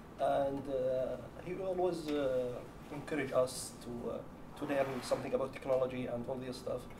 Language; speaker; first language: English; non-native, learner; Arabic